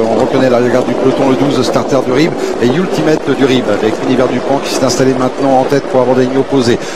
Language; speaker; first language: French; native; French